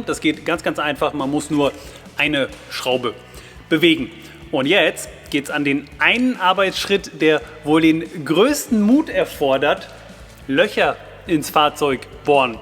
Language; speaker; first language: German; native; German